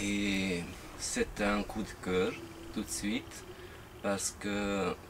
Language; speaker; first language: French; non-native, fluent; Hungarian